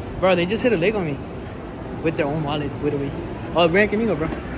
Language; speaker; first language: English; early bilingual, other home language; Spanish